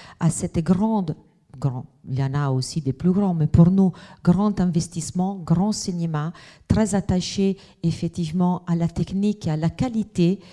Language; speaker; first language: French; non-native, fluent; Italian